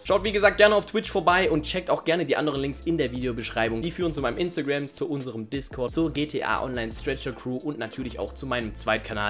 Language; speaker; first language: German; native; German